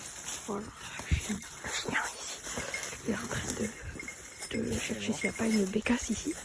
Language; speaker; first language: French; native; French